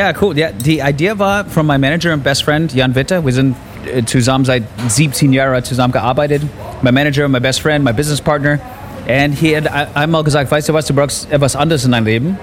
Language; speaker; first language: German; non-native, fluent; English